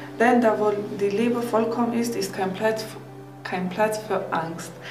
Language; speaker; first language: German; non-native, learner; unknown